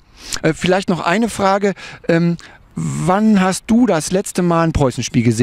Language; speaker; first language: German; native; German